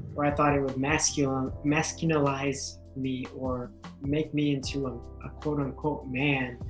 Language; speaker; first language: English; native; English